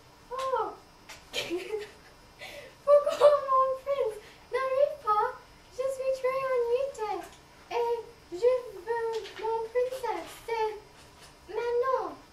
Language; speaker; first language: French; non-native, learner; English